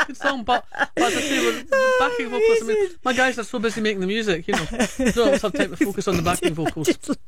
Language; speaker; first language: English; native; English